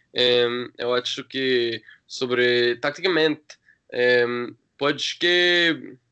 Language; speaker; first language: Portuguese; non-native, learner; English